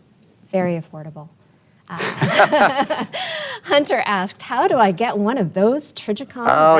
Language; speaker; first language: English; native; English